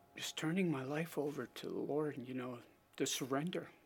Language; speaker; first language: English; native; English